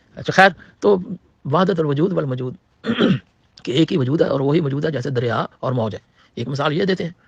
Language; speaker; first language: Urdu; non-native, local second language; Punjabi